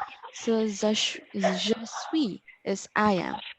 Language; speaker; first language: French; non-native, learner; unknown